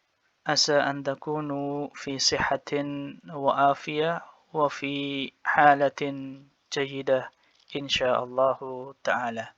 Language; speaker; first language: Arabic; non-native, fluent; Indonesian